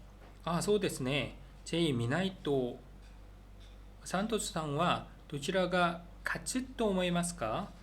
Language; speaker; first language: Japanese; non-native, learner; Korean